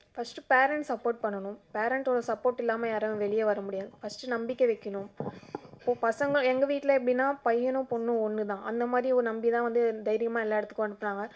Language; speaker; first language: Tamil; native; Tamil